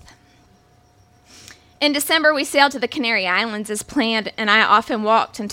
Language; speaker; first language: English; native; English